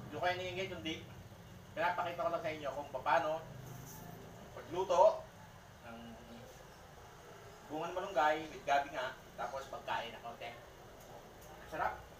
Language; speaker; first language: Filipino; non-native, local second language; Cebuano